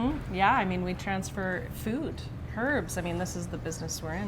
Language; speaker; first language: English; native; English